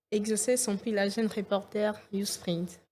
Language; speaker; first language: French; non-native, local second language; Lingala